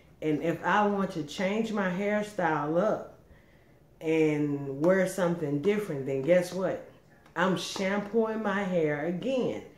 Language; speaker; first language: English; native; English